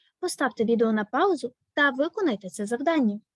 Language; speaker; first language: Ukrainian; native; Ukrainian